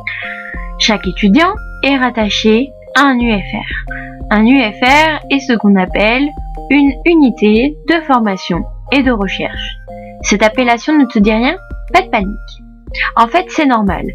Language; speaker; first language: French; native; French